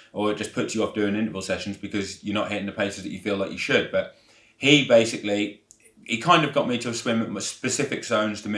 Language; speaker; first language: English; native; English